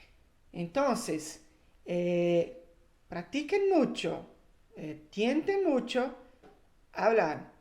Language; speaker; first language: Spanish; non-native, fluent; Portuguese